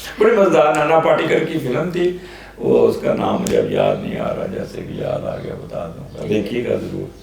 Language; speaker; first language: Urdu; native; Urdu